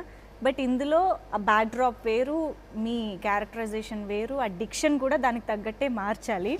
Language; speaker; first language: Telugu; native; Telugu